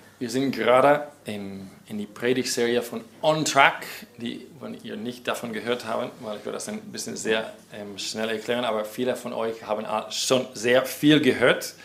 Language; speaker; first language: German; non-native, fluent; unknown